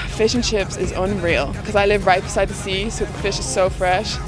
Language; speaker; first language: English; native; English